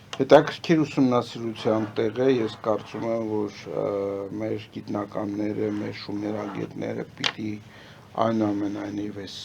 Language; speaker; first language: Armenian; native; Armenian